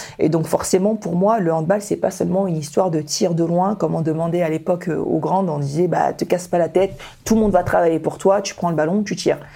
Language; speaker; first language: French; early bilingual, other home language; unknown